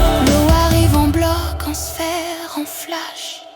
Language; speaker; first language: French; native; French